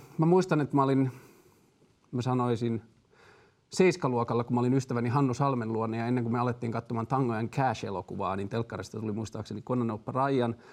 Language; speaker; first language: Finnish; native; Finnish